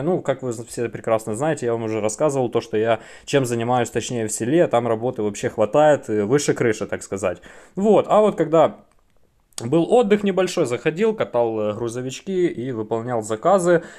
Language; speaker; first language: Russian; native; Russian